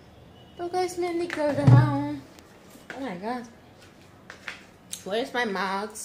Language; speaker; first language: Hindi; non-native, local second language; Bangla